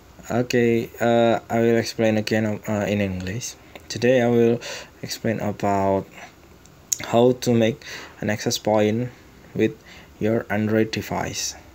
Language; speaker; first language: English; non-native, learner; Indonesian